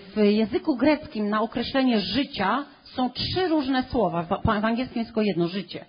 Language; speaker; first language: Polish; native; Polish